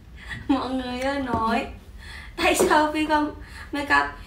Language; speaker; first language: Vietnamese; non-native, learner; Indonesian